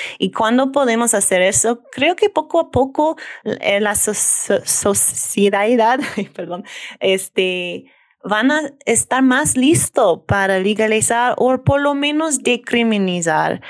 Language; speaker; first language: Spanish; non-native, learner; English